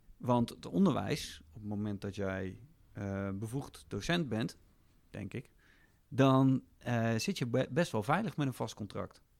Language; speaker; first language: Dutch; native; Dutch